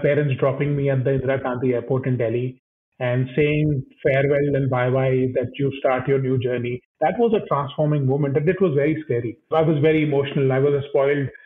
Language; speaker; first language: English; non-native, local second language; Hindi